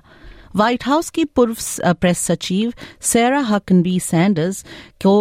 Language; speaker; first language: Hindi; native; Hindi